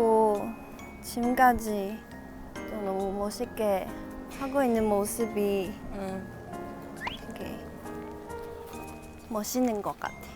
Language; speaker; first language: Korean; non-native, fluent; Chinese